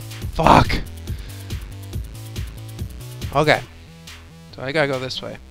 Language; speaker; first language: English; native; English